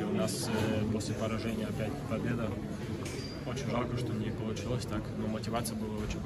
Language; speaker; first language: Russian; early bilingual, heritage; Russian